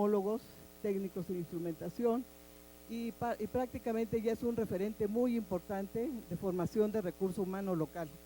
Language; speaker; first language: Spanish; native; Spanish